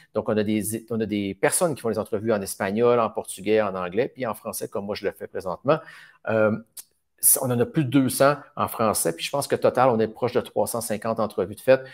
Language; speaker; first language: French; native; French